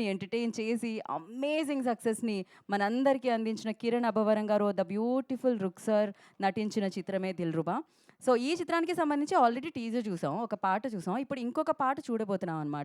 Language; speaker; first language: Telugu; native; Telugu